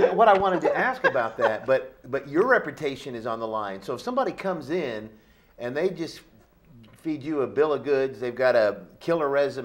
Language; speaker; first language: English; native; English